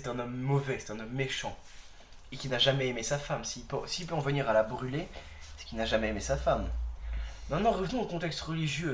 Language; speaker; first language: French; native; French